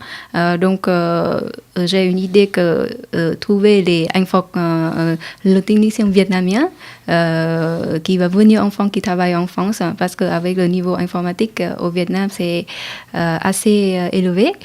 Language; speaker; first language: French; non-native, learner; Vietnamese